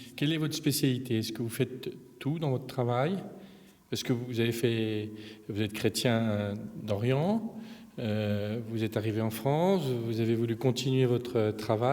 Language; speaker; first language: French; native; French